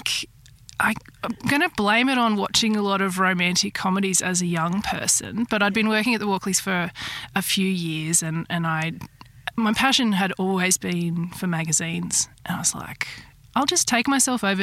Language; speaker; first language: English; native; English